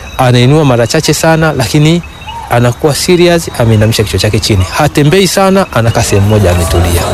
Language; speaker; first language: Swahili; native; Swahili